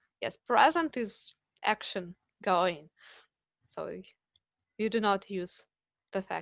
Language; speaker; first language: English; non-native, fluent; Ukrainian